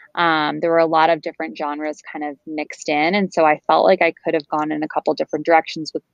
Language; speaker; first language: English; native; English